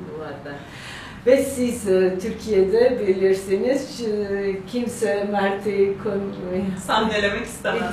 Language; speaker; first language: Turkish; non-native, learner; Georgian